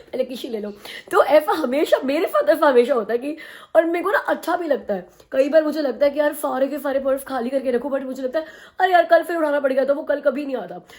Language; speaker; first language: Hindi; native; Hindi